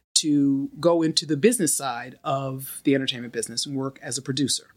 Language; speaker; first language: English; native; English